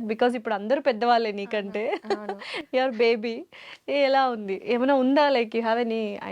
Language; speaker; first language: Telugu; native; Telugu